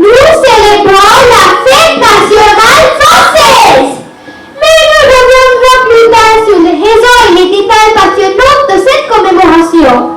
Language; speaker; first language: French; non-native, learner; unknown